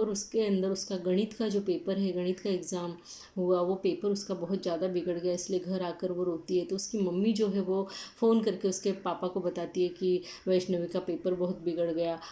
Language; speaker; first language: Hindi; non-native, local second language; Marathi